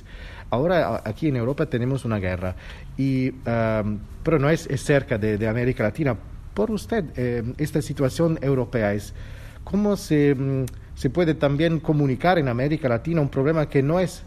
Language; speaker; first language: Spanish; non-native, fluent; Italian